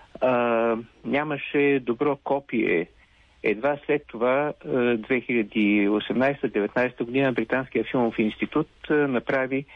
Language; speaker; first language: Bulgarian; native; Bulgarian